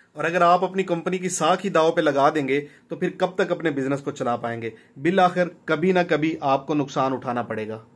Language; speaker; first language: Urdu; non-native, local second language; Punjabi